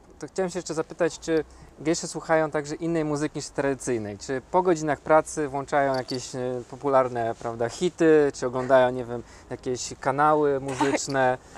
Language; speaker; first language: Polish; native; Polish